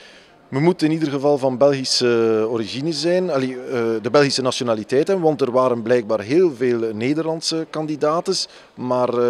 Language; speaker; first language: Dutch; native; Dutch